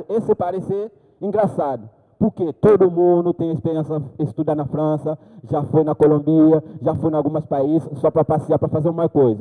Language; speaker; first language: Portuguese; non-native, learner; Haitian Creole